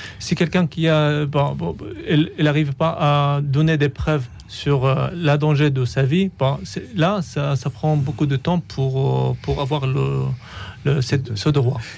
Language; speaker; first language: French; non-native, fluent; Arabic